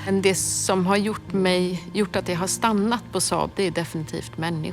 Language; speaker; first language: Swedish; native; Swedish